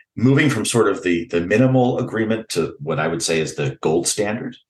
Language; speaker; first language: English; native; English